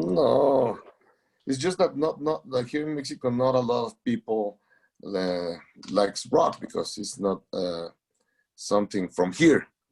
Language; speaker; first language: English; non-native, learner; Spanish